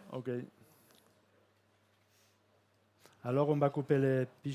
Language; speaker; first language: French; non-native, fluent; Catalan